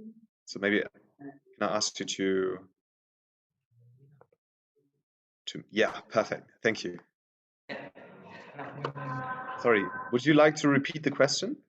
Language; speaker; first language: English; non-native, fluent; German